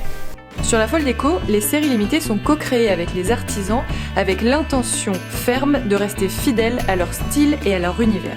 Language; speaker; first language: French; native; French